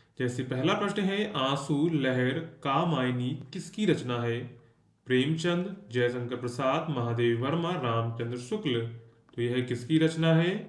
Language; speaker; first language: Hindi; native; Hindi